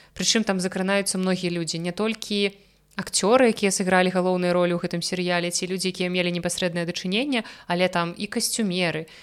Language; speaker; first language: Belarusian; non-native, local second language; Russian